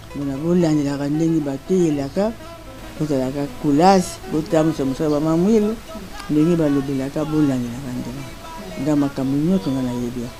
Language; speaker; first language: Lingala; non-native, local second language; Kongo